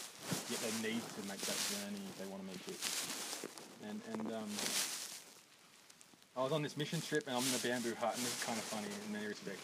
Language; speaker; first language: English; native; English